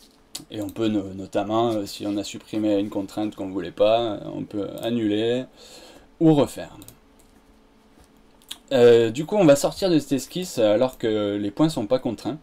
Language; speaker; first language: French; native; French